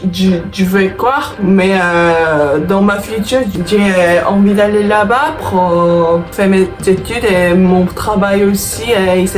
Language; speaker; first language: French; non-native, fluent; Korean